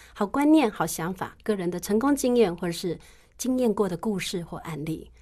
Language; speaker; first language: Chinese; native; Chinese